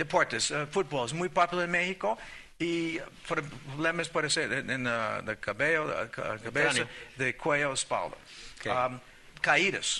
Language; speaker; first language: Spanish; non-native, learner; English